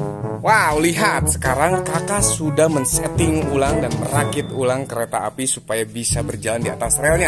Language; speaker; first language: Indonesian; native; Indonesian